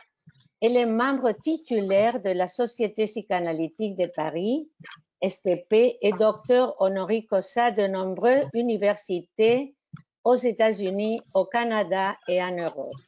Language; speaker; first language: French; non-native, fluent; Spanish